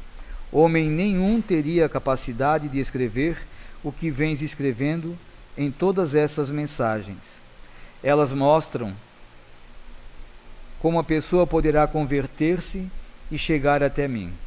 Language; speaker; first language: Portuguese; native; Portuguese